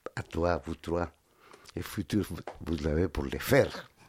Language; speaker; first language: French; non-native, learner; Spanish